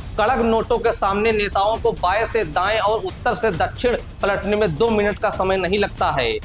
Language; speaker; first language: Hindi; native; Hindi